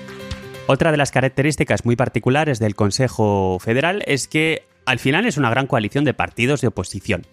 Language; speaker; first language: Spanish; native; Spanish